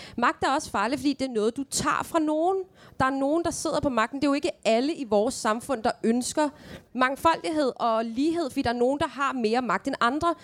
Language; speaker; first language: Danish; early bilingual, other home language; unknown